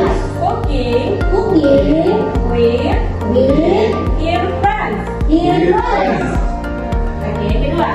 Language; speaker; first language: English; non-native, fluent; Indonesian